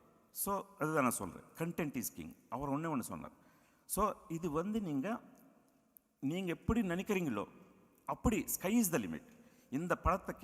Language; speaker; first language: Tamil; non-native, local second language; Telugu